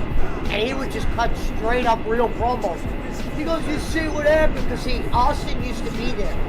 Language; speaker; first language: English; native; English